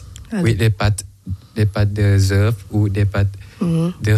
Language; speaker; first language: French; non-native, learner; Thai